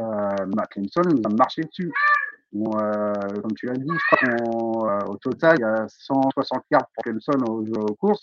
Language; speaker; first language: French; native; French